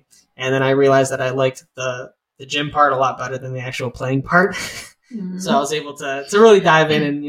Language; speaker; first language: English; native; English